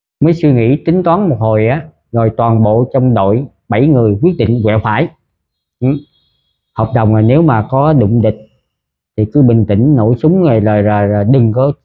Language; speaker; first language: Vietnamese; early bilingual, heritage; Vietnamese